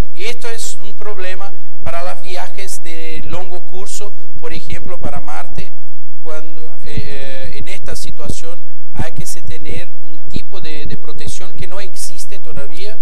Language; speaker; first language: Spanish; non-native, fluent; Portuguese